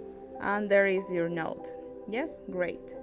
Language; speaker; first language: English; non-native, learner; Spanish